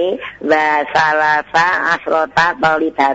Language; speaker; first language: Arabic; non-native, learner; Indonesian